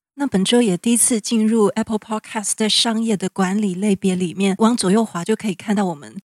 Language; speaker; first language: Chinese; native; Chinese